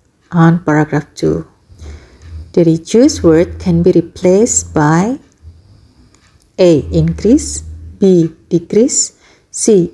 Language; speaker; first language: English; non-native, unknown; Indonesian